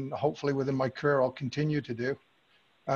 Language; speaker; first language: English; native; English